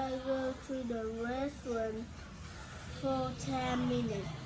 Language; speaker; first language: English; non-native, learner; Vietnamese